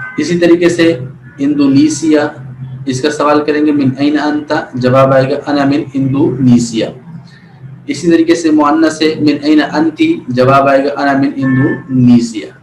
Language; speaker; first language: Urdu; native; Urdu